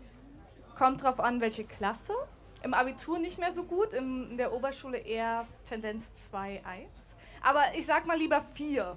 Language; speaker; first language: German; native; German